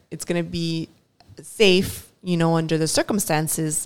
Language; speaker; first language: English; early bilingual, other home language; Spanish